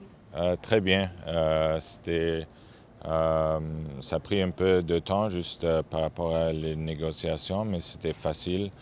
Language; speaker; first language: French; non-native, fluent; English